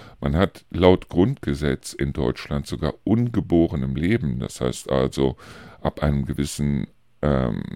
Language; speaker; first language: German; native; German